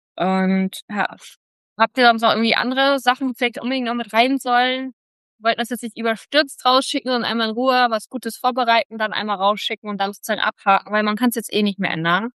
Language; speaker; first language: German; native; German